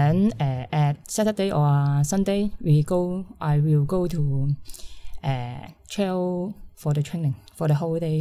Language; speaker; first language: English; non-native, learner; Cantonese